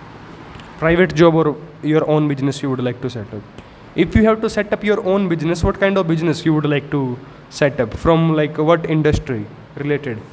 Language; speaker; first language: English; non-native, local second language; Hindi